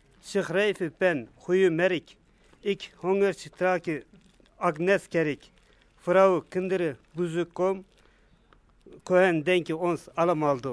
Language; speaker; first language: Dutch; non-native, learner; Turkish